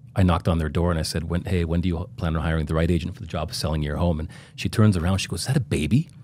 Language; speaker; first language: English; native; English